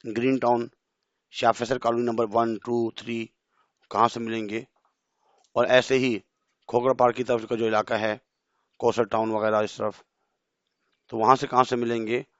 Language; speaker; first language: Urdu; native; Urdu